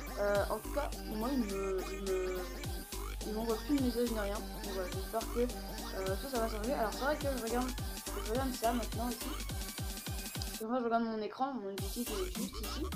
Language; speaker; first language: French; native; French